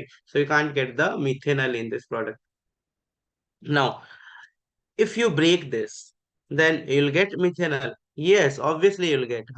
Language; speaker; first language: English; non-native, local second language; Hindi